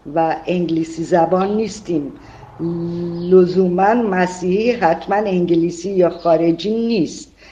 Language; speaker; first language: Persian; non-native, local second language; Armenian